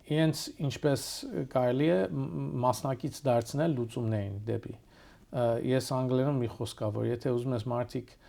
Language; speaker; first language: Armenian; early bilingual, heritage; Armenian